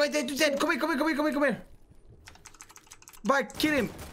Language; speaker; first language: English; non-native, fluent; Swedish